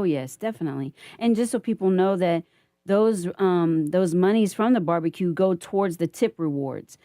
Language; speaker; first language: English; native; English